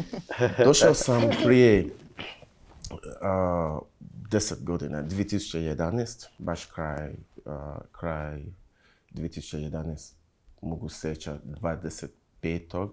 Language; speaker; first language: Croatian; non-native, learner; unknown